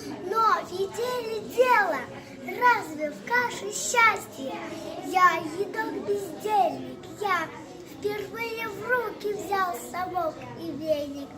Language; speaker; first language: Russian; non-native, local second language; Chuvash